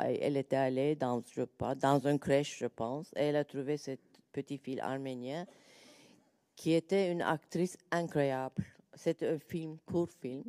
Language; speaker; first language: French; non-native, learner; Turkish